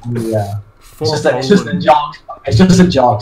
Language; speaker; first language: English; native; English